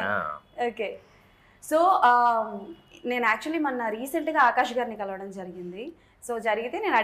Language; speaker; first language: Telugu; native; Telugu